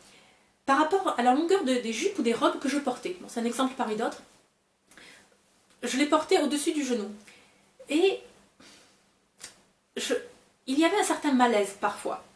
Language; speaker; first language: French; native; French